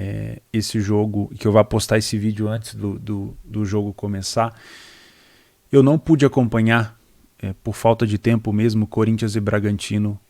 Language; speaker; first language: Portuguese; native; Portuguese